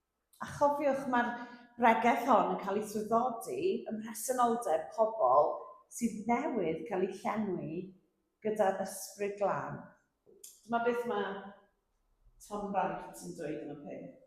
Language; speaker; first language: Welsh; native; Welsh